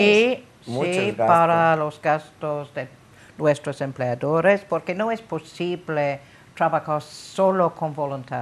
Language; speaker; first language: Spanish; non-native, learner; English